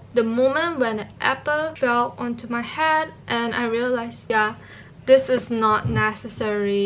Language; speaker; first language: English; non-native, local second language; Chinese